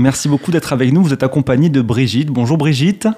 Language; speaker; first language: French; native; French